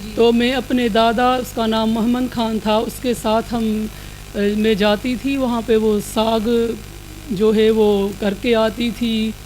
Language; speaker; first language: Urdu; non-native, local second language; Sindhi